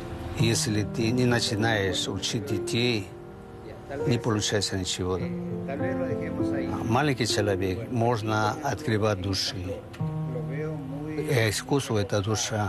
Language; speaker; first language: Russian; non-native, fluent; Spanish